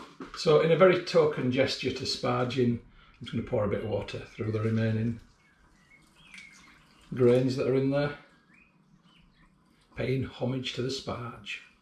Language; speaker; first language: English; native; English